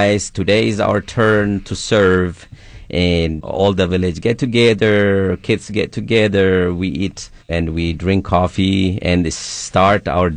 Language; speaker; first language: English; non-native, fluent; Sidamo